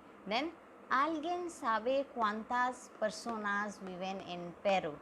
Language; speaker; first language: Spanish; non-native, fluent; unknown